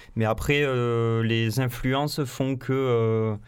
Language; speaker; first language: French; native; French